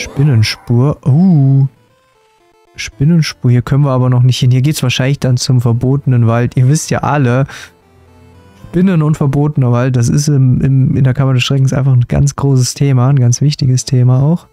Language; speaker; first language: German; native; German